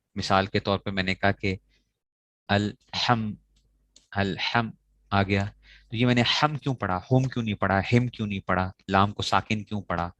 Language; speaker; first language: Urdu; non-native, local second language; Pashto